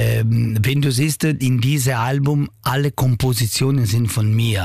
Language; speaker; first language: German; non-native, learner; Italian